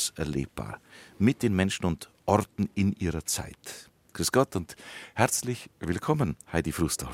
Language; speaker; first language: German; native; German